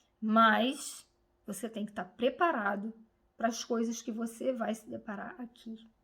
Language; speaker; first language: Portuguese; native; Portuguese